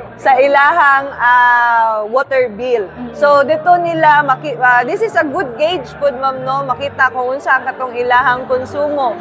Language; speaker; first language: Cebuano; native; Cebuano